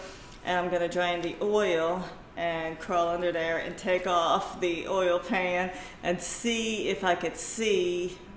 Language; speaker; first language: English; native; English